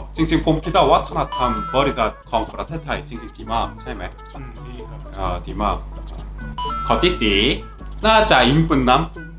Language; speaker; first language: Thai; non-native, learner; Korean